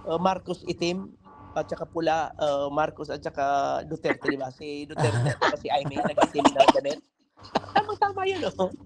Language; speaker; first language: Filipino; native; Filipino